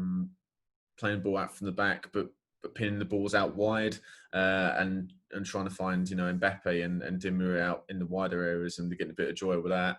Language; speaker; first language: English; native; English